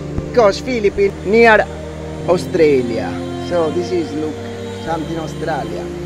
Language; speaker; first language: English; non-native, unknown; Italian